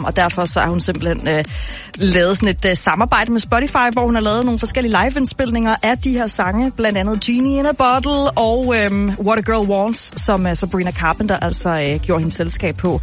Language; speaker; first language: Danish; native; Danish